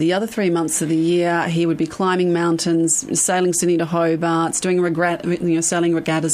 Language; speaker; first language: English; native; English